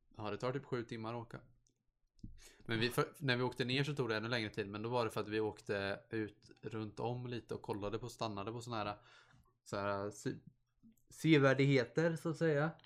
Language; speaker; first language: Swedish; native; Swedish